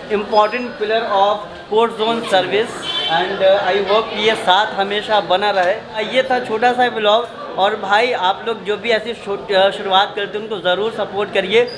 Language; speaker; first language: Hindi; native; Hindi